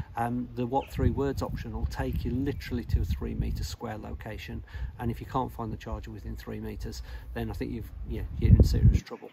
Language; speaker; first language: English; native; English